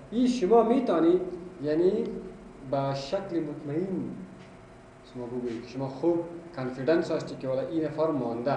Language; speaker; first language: Persian; non-native, local second language; Pashto